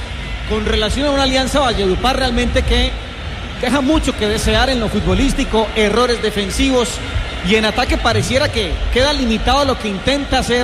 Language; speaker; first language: Spanish; native; Spanish